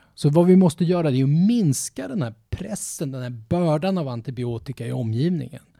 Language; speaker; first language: Swedish; native; Swedish